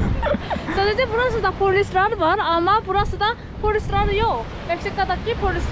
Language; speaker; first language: Turkish; non-native, learner; Korean